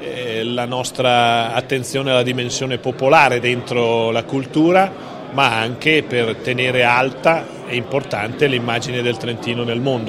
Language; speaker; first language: Italian; native; Italian